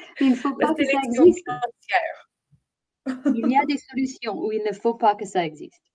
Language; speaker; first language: French; non-native, fluent; English